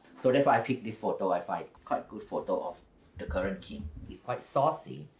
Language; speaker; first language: English; non-native, fluent; Thai